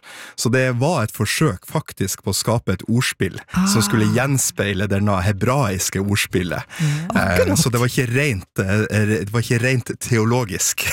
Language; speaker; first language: Norwegian; native; Norwegian